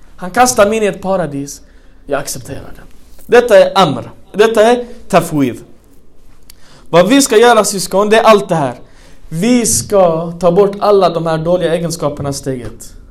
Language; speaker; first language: Swedish; non-native, fluent; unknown